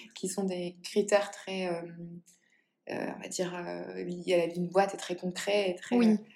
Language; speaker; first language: French; native; French